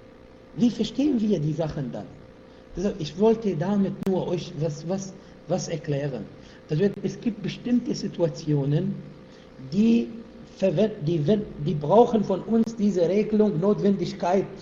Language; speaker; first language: German; non-native, fluent; Arabic